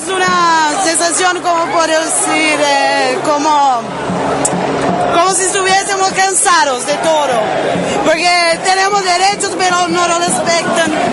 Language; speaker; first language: Spanish; non-native, local second language; Portuguese